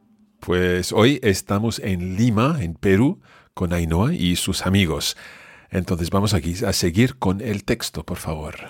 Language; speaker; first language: Spanish; non-native, fluent; English